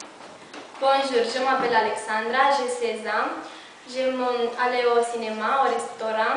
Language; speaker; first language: French; non-native, learner; Romanian